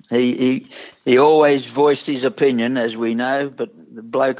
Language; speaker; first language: English; native; English